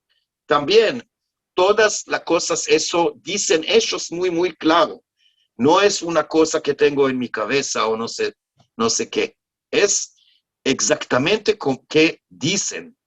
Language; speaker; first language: Spanish; non-native, learner; Hebrew